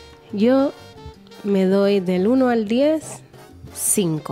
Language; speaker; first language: Italian; non-native, learner; Spanish